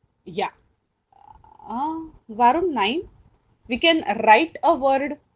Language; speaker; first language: German; non-native, fluent; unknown